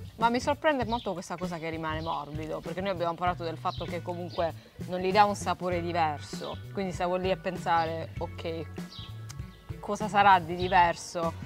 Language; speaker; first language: Italian; native; Italian